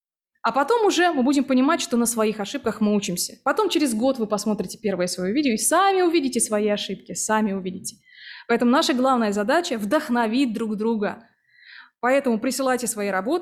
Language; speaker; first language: Russian; native; Russian